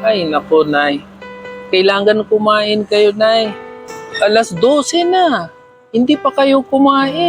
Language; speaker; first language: Filipino; non-native, learner; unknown